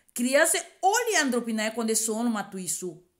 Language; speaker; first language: Greek; non-native, learner; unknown